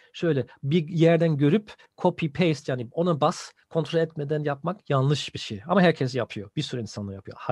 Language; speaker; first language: Turkish; non-native, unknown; German